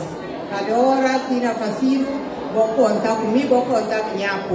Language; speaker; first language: Portuguese; non-native, local second language; Upper Guinea Crioulo